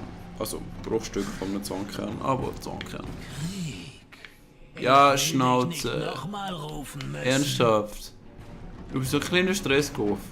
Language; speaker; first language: German; native; German